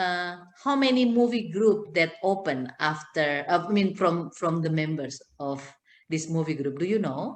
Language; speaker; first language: English; non-native, fluent; Indonesian